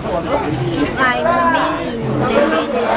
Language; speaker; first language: English; non-native, local second language; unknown